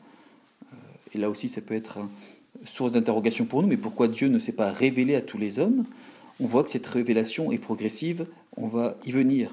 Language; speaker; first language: French; native; French